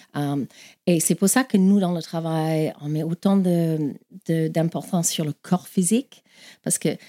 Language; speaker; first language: French; non-native, fluent; English